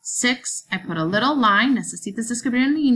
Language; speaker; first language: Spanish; non-native, learner; English